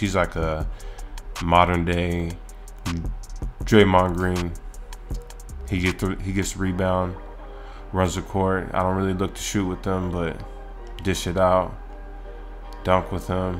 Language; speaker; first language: English; native; English